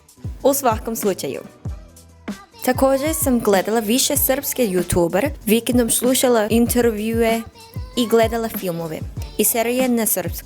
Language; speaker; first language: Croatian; non-native, learner; English